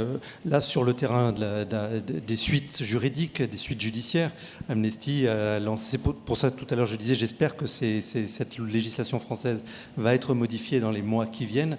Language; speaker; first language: French; native; French